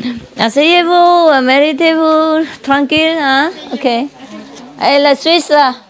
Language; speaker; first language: French; non-native, learner; Vietnamese